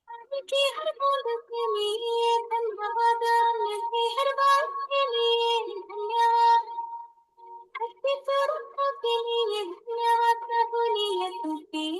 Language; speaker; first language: Hindi; native; Hindi